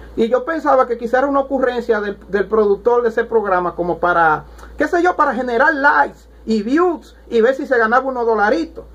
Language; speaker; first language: Spanish; native; Spanish